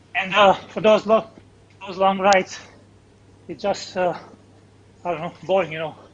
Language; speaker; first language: English; non-native, fluent; Slovenian